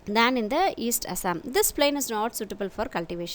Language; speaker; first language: English; non-native, local second language; Tamil